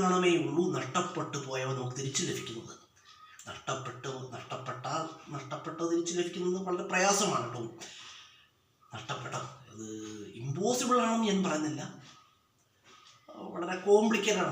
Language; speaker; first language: Malayalam; native; Malayalam